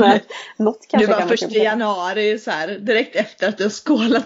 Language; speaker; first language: Swedish; native; Swedish